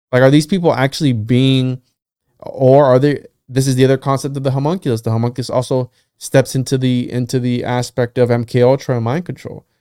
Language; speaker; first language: English; non-native, fluent; Spanish